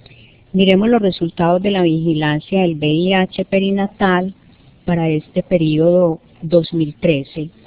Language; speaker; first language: Spanish; native; Spanish